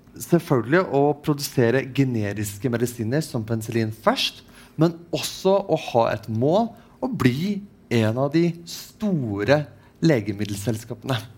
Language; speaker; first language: Norwegian; non-native, fluent; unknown